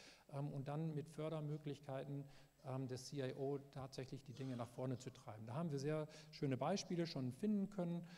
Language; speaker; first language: German; native; German